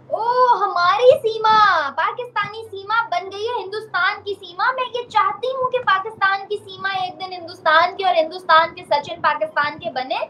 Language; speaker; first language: Urdu; native; Urdu